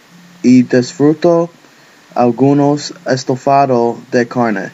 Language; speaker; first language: Spanish; non-native, learner; English